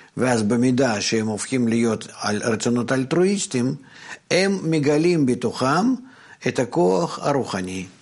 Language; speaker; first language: Hebrew; non-native, fluent; Russian